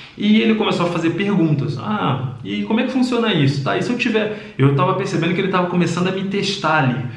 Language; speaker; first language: Portuguese; native; Portuguese